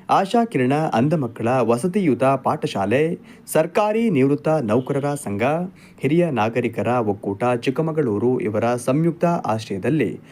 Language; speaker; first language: Kannada; native; Kannada